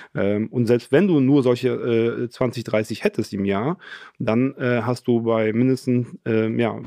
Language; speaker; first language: German; early bilingual, other home language; Polish